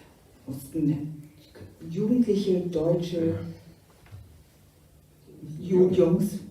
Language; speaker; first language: German; native; German